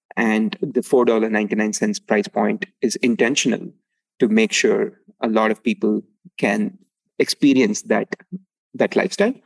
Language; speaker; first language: English; non-native, local second language; Tamil